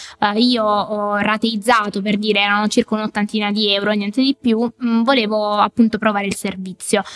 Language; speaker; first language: Italian; native; Italian